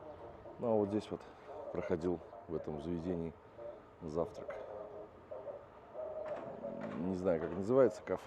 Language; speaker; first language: Russian; native; Russian